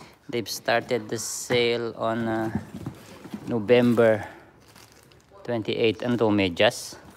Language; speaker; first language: English; non-native, local second language; Filipino